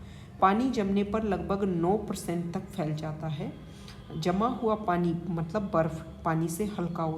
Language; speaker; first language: Hindi; native; Hindi